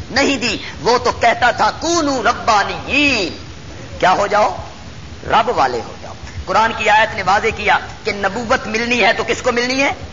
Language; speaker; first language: Urdu; non-native, local second language; Punjabi